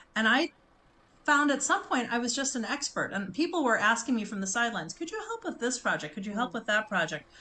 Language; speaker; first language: English; native; English